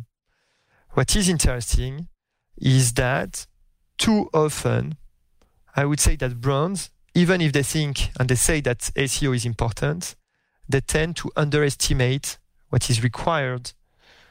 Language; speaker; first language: English; non-native, fluent; French